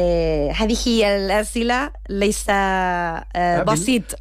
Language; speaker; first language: Arabic; non-native, learner; Spanish